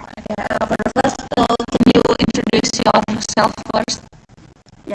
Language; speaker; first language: English; non-native, learner; Indonesian